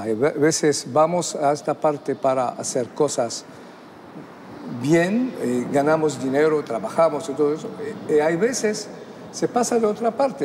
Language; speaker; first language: Spanish; non-native, fluent; Arabic